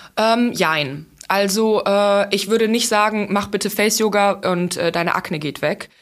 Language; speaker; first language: German; non-native, fluent; Russian